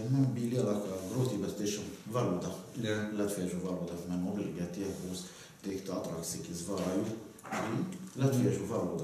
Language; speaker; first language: Latvian; non-native, learner; Arabic